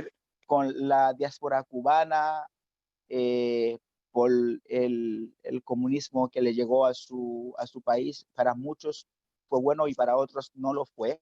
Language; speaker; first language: Spanish; non-native, fluent; Haitian Creole